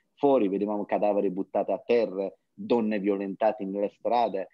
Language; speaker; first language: Italian; non-native, fluent; Persian